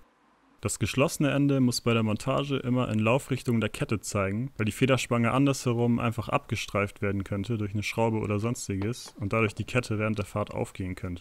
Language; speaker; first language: German; native; German